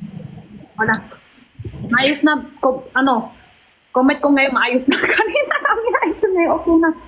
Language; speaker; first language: Filipino; non-native, local second language; Cebuano